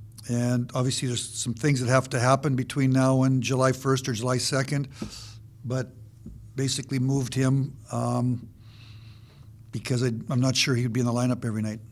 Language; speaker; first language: English; native; English